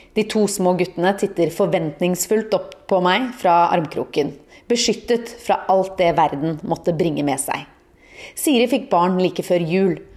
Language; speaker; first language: Norwegian; native; Norwegian